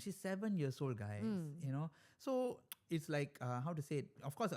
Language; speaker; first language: English; native; English